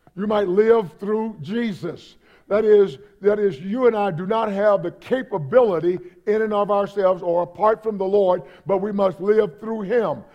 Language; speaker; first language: English; native; English